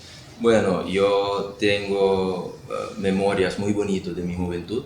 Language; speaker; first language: Spanish; non-native, local second language; Papiamento